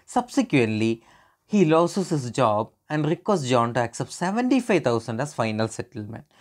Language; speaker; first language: English; non-native, local second language; Malayalam